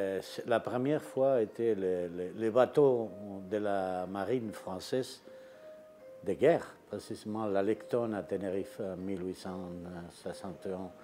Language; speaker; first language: French; non-native, fluent; Spanish